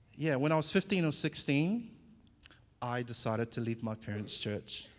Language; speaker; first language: English; early bilingual, other home language; Fijian